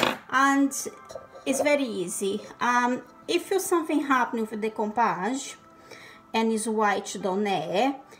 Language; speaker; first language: English; non-native, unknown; Portuguese